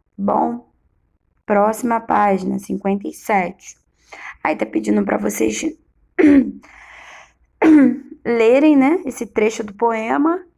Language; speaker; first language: Portuguese; native; Portuguese